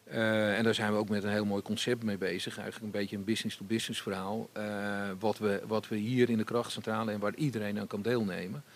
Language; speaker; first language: Dutch; native; Dutch